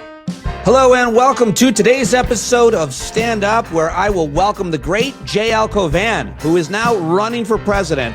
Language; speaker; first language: English; native; English